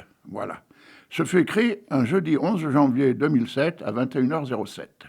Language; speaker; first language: French; native; French